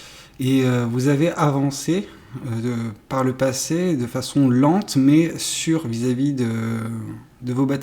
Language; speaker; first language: French; native; French